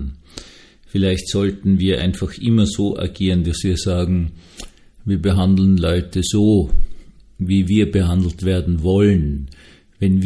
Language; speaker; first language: German; native; German